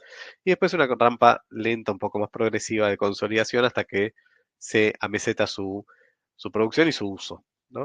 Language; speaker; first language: Spanish; native; Spanish